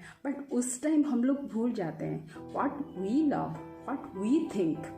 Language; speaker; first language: Hindi; non-native, local second language; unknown